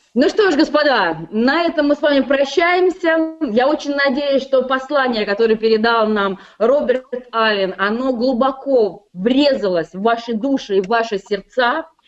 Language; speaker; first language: Russian; native; Russian